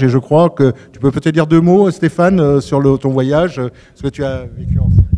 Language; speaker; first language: French; native; French